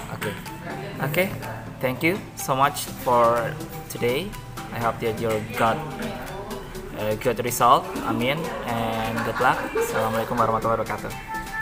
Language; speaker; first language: English; non-native, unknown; Indonesian